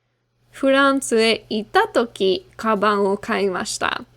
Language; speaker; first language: Japanese; non-native, fluent; English